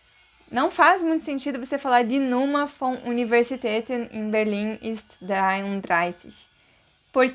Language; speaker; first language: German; non-native, fluent; Portuguese